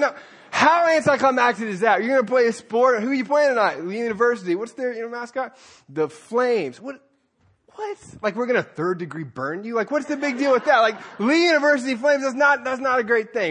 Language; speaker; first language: English; native; English